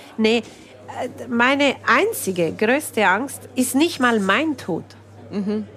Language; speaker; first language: German; non-native, local second language; Italian